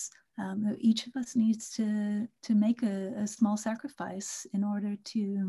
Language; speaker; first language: English; non-native, local second language; Bangla